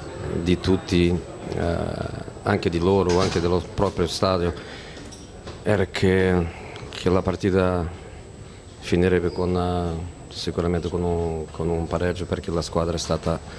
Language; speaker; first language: Italian; non-native, fluent; Portuguese